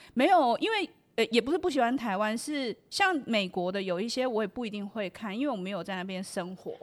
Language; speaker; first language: Chinese; native; Chinese